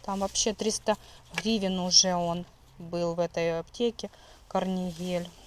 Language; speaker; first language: Russian; native; Russian